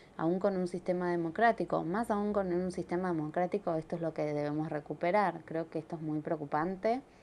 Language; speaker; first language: Spanish; native; Spanish